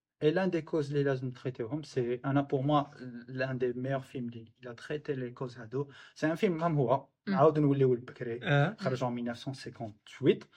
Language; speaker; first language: French; non-native, local second language; Arabic